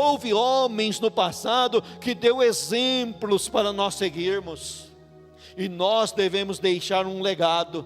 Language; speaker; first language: Portuguese; native; Portuguese